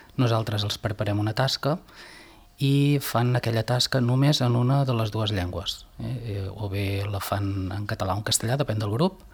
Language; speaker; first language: Catalan; native; Catalan